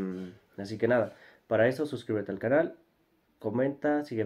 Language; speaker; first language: Spanish; native; Spanish